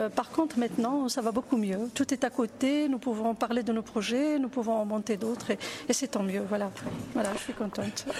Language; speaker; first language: French; non-native, local second language; Arabic